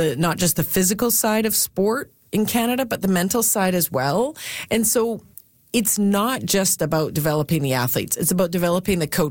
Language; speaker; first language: English; native; English